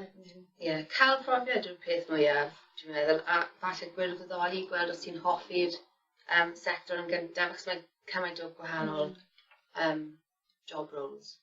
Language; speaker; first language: Welsh; non-native, local second language; English